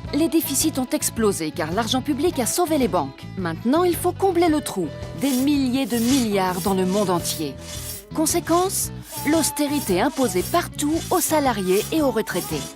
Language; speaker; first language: French; native; French